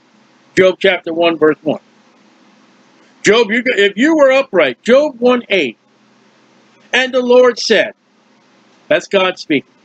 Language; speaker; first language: English; native; English